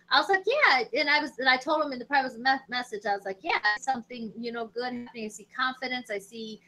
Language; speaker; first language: English; native; English